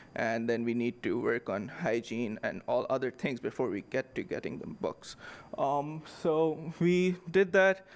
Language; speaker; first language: English; non-native, local second language; Urdu